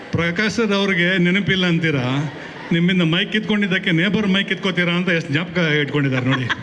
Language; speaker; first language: Kannada; non-native, local second language; Tulu